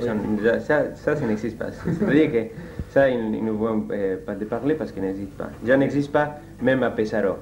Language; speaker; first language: French; non-native, learner; Spanish